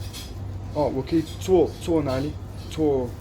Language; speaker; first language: Chinese; non-native, learner; French